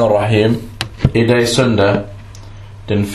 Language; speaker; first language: Danish; non-native, fluent; Arabic